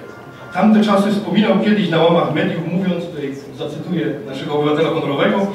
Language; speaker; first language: Polish; native; Polish